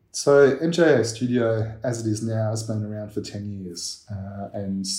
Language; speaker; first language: English; native; English